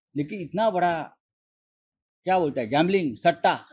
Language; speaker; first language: Hindi; non-native, local second language; Marathi